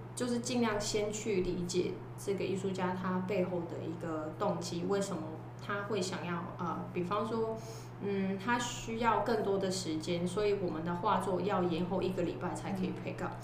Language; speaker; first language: Chinese; non-native, local second language; Cantonese